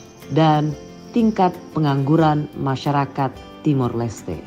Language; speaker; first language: Indonesian; native; Indonesian